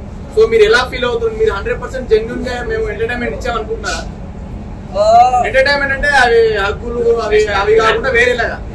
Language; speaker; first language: Telugu; native; Telugu